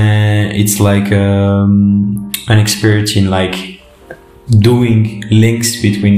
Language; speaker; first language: English; non-native, fluent; French